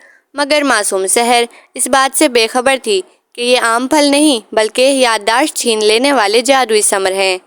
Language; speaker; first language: Urdu; native; Urdu